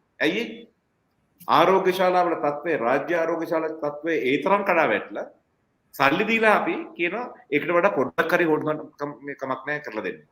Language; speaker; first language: Sinhala; non-native, local second language; Tamil